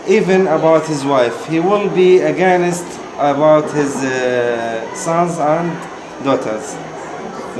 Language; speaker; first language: English; non-native, fluent; Arabic